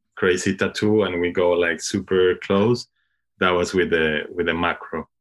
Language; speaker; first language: English; non-native, fluent; Spanish